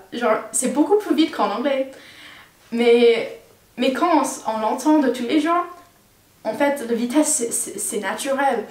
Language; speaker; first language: French; non-native, fluent; English